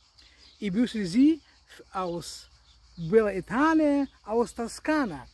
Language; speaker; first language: German; non-native, learner; Russian